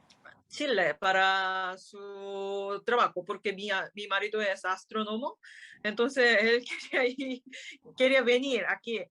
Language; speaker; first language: Spanish; non-native, learner; Korean